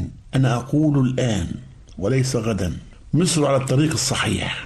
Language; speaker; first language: Arabic; native; Arabic